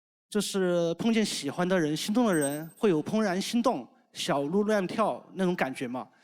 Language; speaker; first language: Chinese; native; Chinese